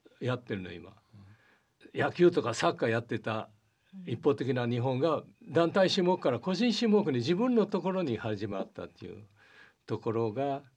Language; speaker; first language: Japanese; early bilingual, heritage; Portuguese